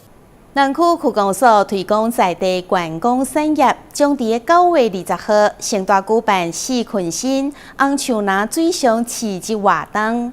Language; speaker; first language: Chinese; native; Chinese